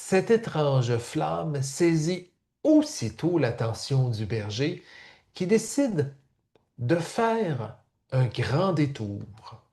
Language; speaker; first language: French; native; French